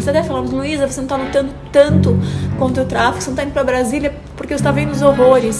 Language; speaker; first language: Portuguese; native; Portuguese